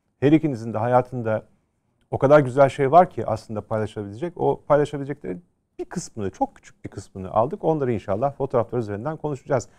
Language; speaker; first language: Turkish; native; Turkish